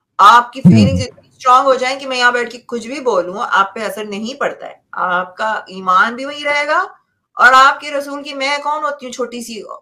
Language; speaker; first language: Hindi; native; Hindi